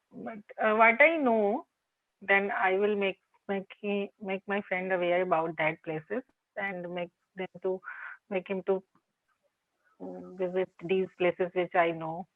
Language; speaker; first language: English; non-native, local second language; Hindi